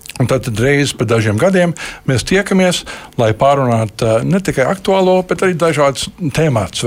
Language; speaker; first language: Latvian; early bilingual, heritage; Latvian